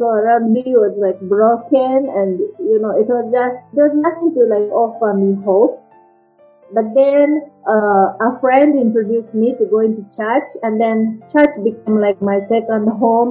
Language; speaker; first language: English; non-native, fluent; Japanese